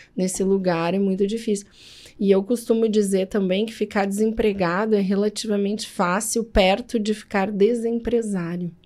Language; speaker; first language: Portuguese; native; Portuguese